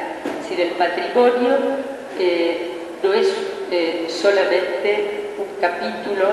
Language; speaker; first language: Spanish; native; Spanish